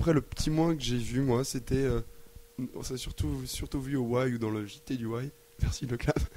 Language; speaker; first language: French; native; French